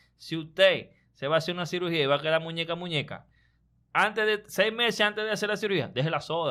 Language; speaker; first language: Spanish; native; Spanish